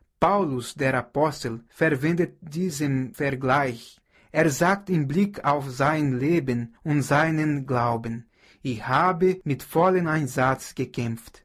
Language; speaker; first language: German; non-native, fluent; Portuguese